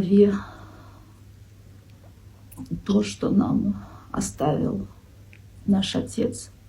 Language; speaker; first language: Russian; non-native, local second language; Kyrgyz